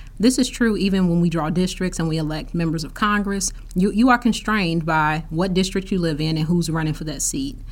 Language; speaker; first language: English; native; English